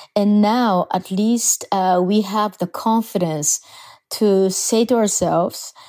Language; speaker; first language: English; non-native, fluent; Japanese